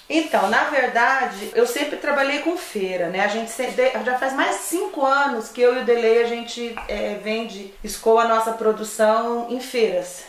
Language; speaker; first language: Portuguese; native; Portuguese